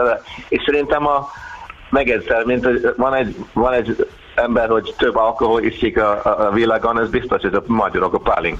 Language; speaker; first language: Hungarian; non-native, learner; English